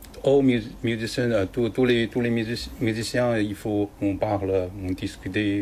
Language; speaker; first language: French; non-native, learner; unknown